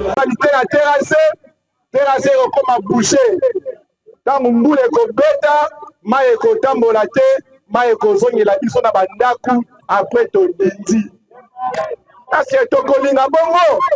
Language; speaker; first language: Lingala; native; Lingala